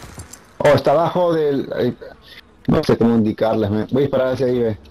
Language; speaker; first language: Spanish; early bilingual, heritage; English